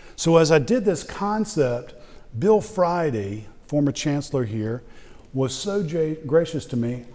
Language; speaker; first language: English; native; English